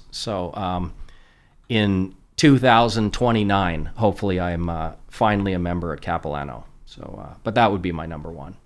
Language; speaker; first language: English; native; English